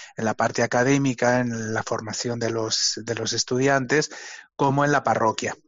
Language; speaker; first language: Spanish; native; Spanish